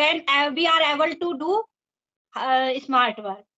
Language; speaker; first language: English; non-native, learner; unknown